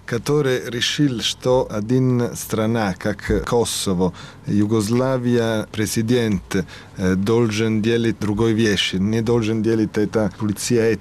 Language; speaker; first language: Russian; non-native, learner; Italian